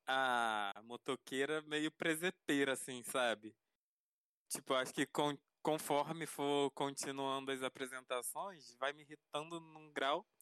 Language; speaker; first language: Portuguese; native; Portuguese